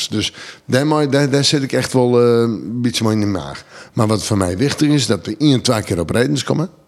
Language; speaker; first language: Dutch; non-native, local second language; Western Frisian